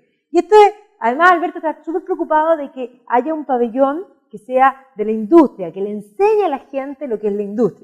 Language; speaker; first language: Spanish; native; Spanish